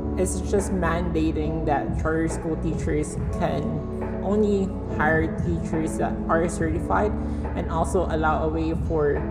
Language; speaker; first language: English; early bilingual, other home language; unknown